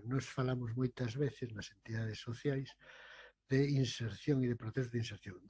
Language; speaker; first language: Spanish; non-native, local second language; Galician